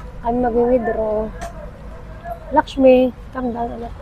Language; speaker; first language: Filipino; native; Filipino